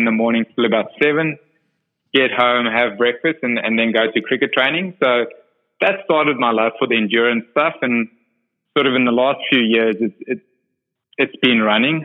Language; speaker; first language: English; non-native, local second language; Afrikaans